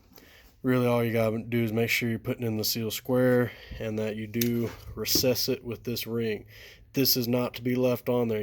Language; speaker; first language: English; native; English